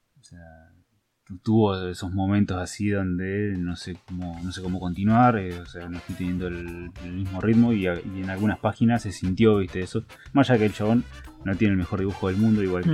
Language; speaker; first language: Spanish; native; Spanish